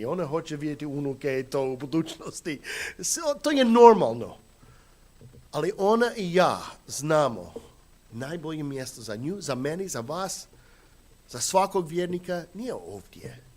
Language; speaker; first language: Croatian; non-native, fluent; English